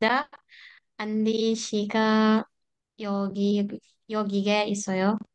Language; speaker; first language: Korean; non-native, learner; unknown